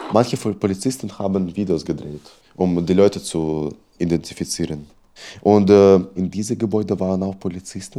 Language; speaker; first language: German; non-native, learner; Belarusian